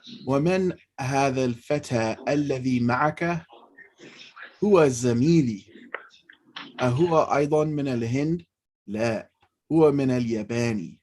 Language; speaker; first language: Arabic; non-native, fluent; English